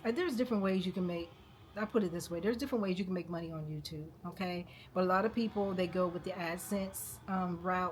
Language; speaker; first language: English; native; English